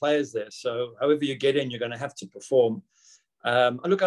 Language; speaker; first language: English; native; English